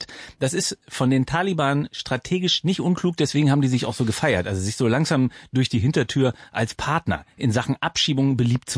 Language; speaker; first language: German; native; German